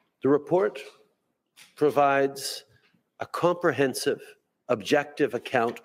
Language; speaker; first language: English; early bilingual, other home language; French